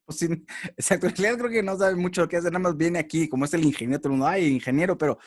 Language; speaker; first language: Spanish; native; Spanish